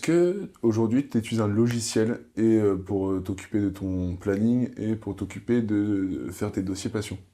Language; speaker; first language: French; native; French